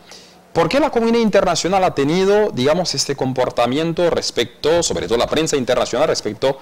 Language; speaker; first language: Spanish; non-native, local second language; Haitian Creole